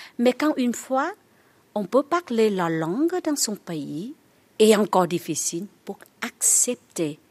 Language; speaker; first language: French; non-native, learner; Vietnamese